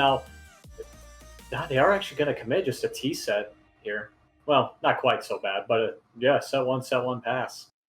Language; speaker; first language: English; native; English